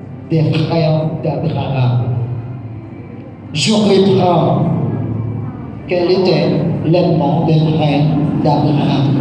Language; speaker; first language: French; non-native, local second language; Haitian Creole